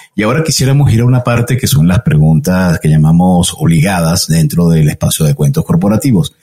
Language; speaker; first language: Spanish; native; Spanish